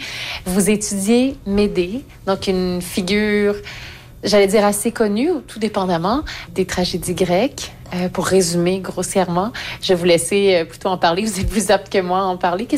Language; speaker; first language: French; native; French